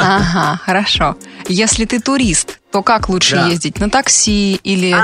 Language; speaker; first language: Russian; native; Russian